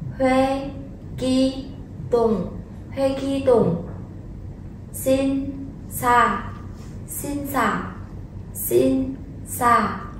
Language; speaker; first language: Korean; non-native, fluent; Vietnamese